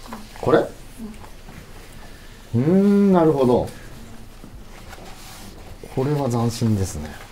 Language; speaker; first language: Japanese; native; Japanese